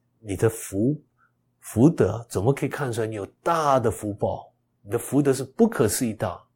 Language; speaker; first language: Chinese; early bilingual, heritage; Chinese